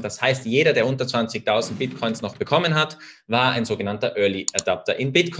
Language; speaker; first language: German; native; German